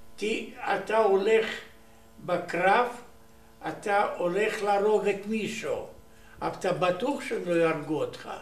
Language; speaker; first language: Hebrew; non-native, learner; Romanian